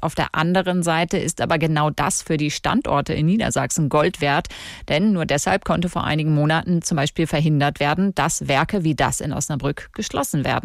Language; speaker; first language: German; native; German